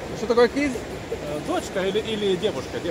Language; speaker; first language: Russian; native; Russian